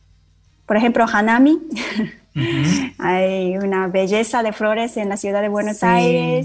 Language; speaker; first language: Spanish; non-native, fluent; Japanese